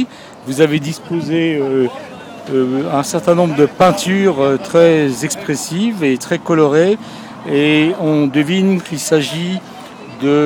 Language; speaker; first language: French; native; French